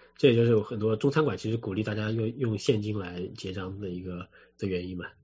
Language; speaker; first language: Chinese; native; Chinese